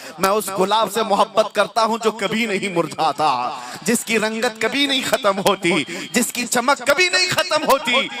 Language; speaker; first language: Hindi; non-native, local second language; Urdu